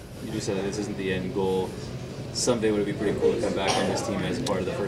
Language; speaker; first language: English; native; English